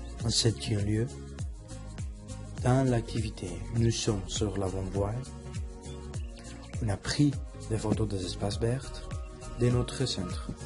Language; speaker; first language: French; non-native, learner; Spanish